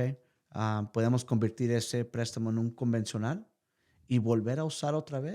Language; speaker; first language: Spanish; early bilingual, heritage; Spanish